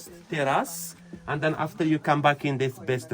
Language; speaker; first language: English; non-native, learner; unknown